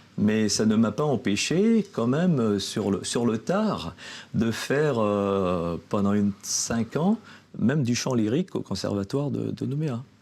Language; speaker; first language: French; non-native, local second language; Javanese